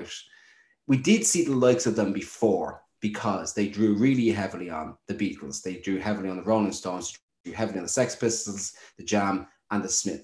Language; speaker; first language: English; native; English